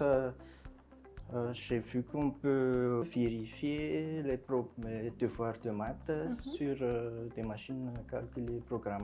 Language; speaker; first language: French; non-native, local second language; Malagasy